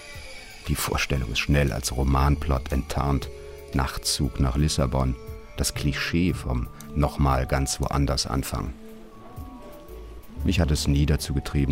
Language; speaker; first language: German; native; German